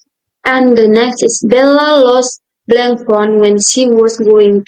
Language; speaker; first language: English; non-native, local second language; Indonesian